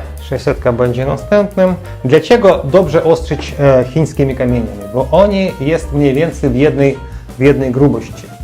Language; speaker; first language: Polish; non-native, learner; Ukrainian